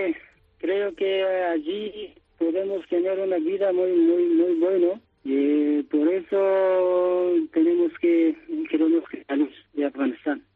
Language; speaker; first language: Spanish; non-native, fluent; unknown